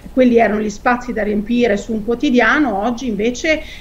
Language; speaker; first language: Italian; native; Italian